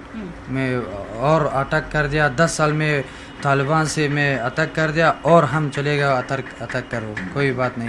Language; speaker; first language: Hindi; non-native, learner; Persian